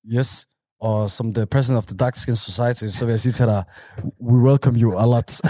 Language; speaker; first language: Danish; early bilingual, other home language; Somali